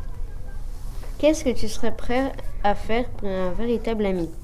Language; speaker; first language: French; native; French